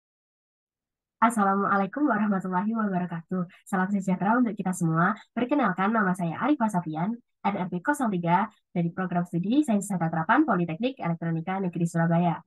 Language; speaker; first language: Indonesian; native; Indonesian